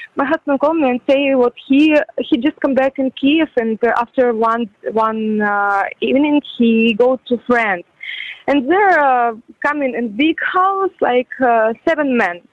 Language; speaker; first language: English; non-native, learner; Ukrainian